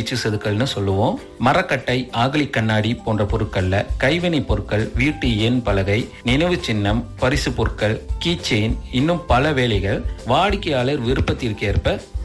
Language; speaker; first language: Tamil; early bilingual, heritage; Tamil